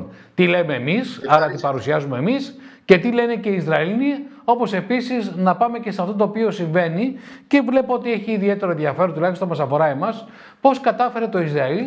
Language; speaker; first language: Greek; native; Greek